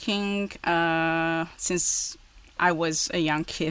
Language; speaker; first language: English; non-native, fluent; Portuguese